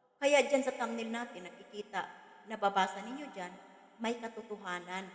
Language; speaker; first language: Filipino; non-native, local second language; Cebuano